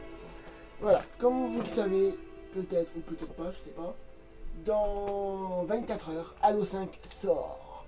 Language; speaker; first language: French; native; French